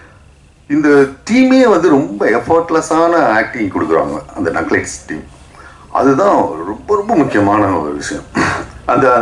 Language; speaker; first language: Tamil; native; Tamil